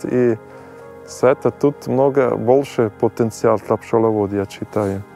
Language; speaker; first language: Russian; non-native, learner; German